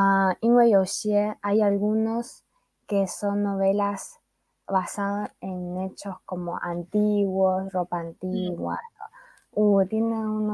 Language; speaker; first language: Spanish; non-native, fluent; Chinese